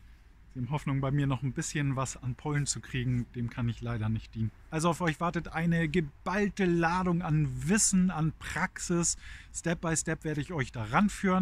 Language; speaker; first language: German; native; German